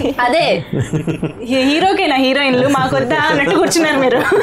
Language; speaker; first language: Telugu; native; Telugu